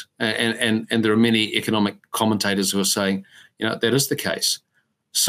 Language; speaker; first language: English; native; English